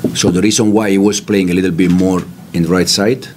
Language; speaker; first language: English; non-native, fluent; Italian